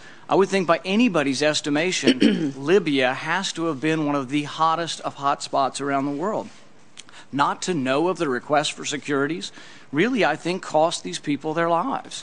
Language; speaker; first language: English; native; English